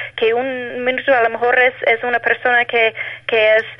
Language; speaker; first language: Spanish; non-native, fluent; English